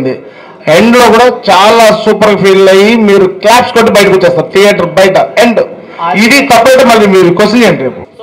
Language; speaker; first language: Telugu; native; Telugu